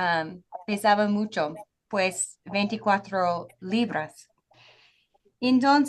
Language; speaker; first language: Spanish; non-native, fluent; English